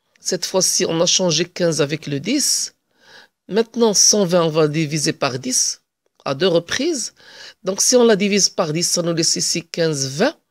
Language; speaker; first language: French; non-native, local second language; Arabic